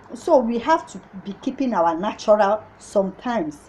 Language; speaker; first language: English; non-native, local second language; Yoruba